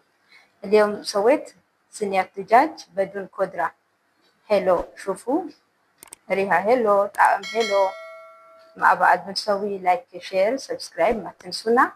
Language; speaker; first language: Arabic; non-native, learner; Amharic